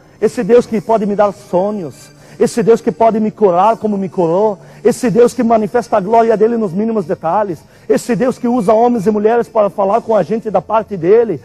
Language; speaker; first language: Portuguese; non-native, fluent; Arabic